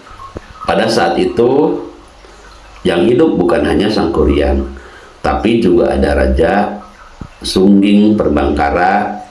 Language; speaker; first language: Indonesian; non-native, local second language; Sundanese